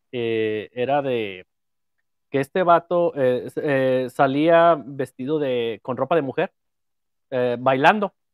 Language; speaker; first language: Spanish; native; Spanish